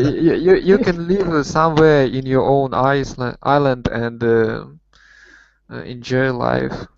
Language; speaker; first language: English; non-native, learner; Russian